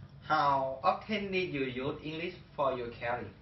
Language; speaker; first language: English; non-native, learner; Thai